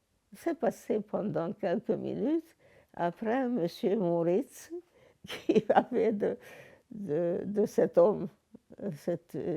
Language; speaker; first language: French; non-native, learner; Hungarian